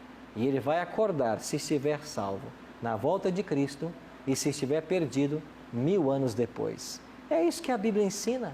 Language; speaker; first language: Portuguese; native; Portuguese